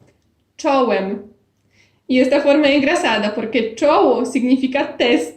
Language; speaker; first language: Portuguese; non-native, fluent; Polish